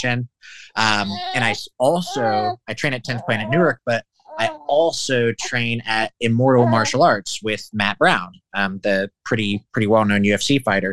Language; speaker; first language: English; native; English